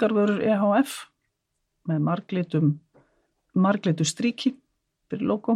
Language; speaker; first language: Icelandic; native; Icelandic